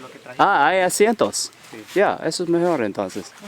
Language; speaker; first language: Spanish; non-native, learner; English